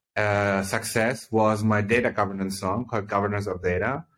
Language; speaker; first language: English; early bilingual, other home language; Chinese